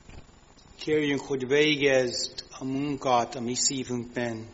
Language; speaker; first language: Hungarian; non-native, fluent; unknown